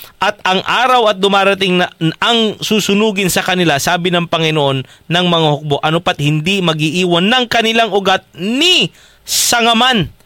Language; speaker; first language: Filipino; native; Filipino